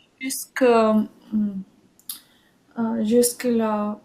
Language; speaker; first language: French; non-native, learner; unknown